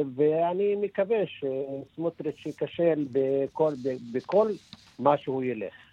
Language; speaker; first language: Hebrew; non-native, local second language; Arabic